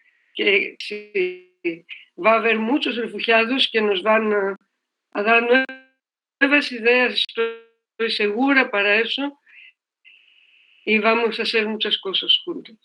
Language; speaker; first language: Spanish; non-native, fluent; Greek